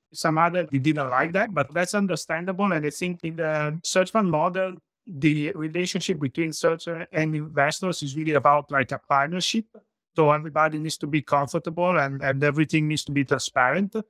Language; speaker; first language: English; non-native, fluent; Italian